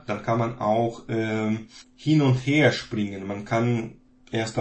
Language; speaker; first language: German; non-native, fluent; Portuguese